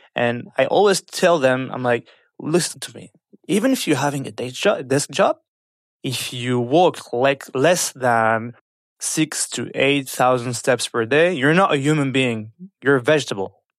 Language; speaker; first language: English; non-native, fluent; French